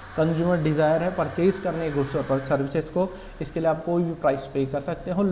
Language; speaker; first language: Hindi; native; Hindi